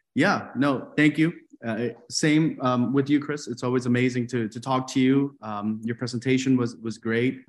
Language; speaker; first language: English; non-native, fluent; Spanish